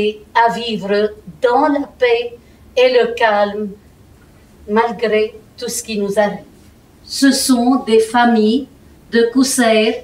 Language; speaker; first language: French; non-native, fluent; Arabic